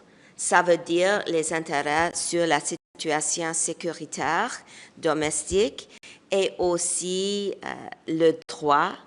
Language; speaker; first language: French; non-native, fluent; English